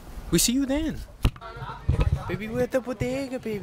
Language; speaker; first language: English; early bilingual, other home language; Spanish